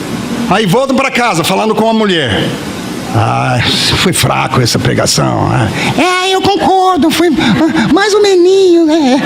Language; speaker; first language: Portuguese; non-native, fluent; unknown